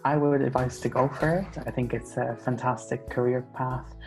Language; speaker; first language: English; native; English